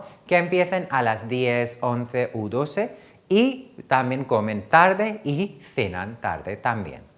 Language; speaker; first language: Spanish; non-native, fluent; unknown